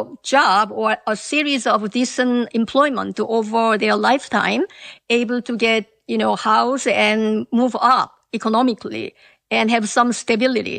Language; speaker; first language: English; non-native, fluent; Korean